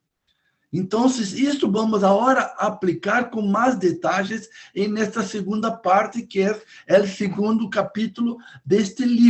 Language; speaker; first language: Spanish; non-native, fluent; Portuguese